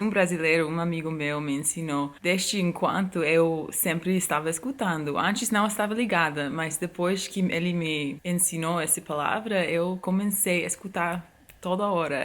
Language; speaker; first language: Portuguese; non-native, fluent; English